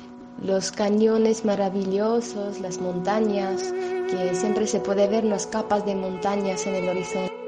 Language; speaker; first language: Spanish; non-native, fluent; Armenian